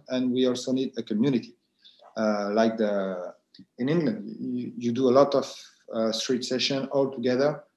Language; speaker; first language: English; non-native, fluent; French